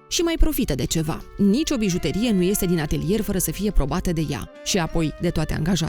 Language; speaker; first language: Romanian; native; Romanian